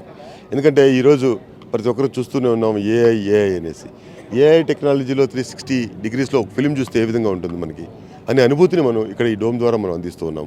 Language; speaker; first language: Telugu; native; Telugu